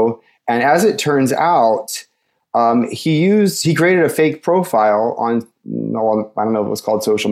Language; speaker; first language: English; native; English